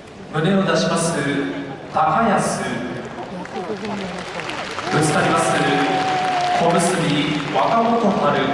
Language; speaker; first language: Japanese; native; Japanese